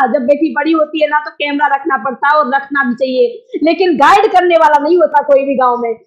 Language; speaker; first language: Hindi; native; Hindi